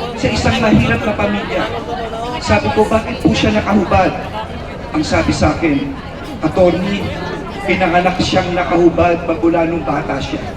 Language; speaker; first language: Filipino; native; Filipino